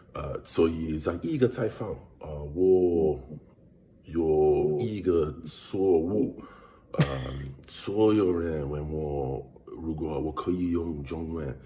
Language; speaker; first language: Chinese; non-native, learner; English